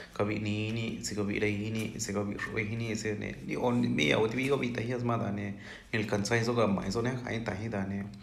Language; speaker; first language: Spanish; non-native, local second language; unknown